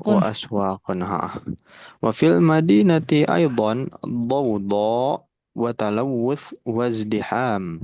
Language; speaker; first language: Arabic; non-native, fluent; Indonesian